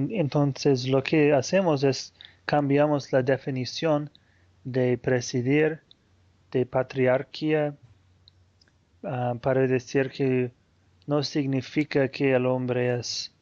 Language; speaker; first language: Spanish; non-native, fluent; Portuguese